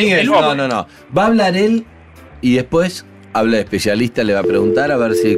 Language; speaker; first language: Spanish; native; Spanish